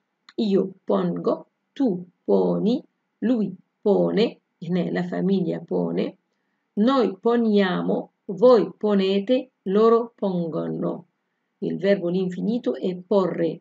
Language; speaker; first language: Italian; non-native, fluent; Arabic